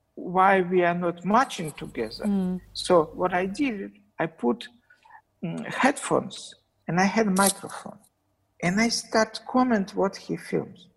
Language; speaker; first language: English; non-native, fluent; Russian